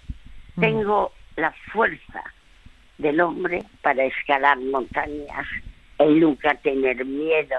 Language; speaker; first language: Spanish; early bilingual, other home language; French